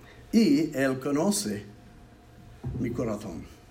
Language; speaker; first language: Spanish; non-native, learner; English